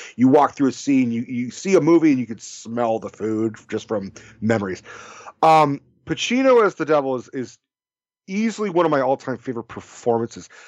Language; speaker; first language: English; native; English